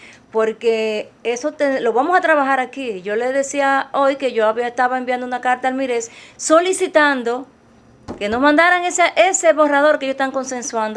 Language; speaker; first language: Spanish; native; Spanish